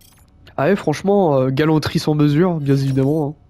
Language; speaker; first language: French; native; French